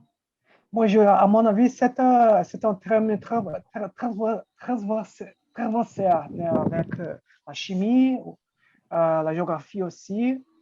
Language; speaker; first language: French; non-native, fluent; Portuguese